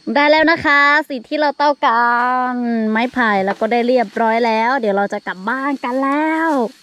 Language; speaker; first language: Thai; non-native, local second language; Lahu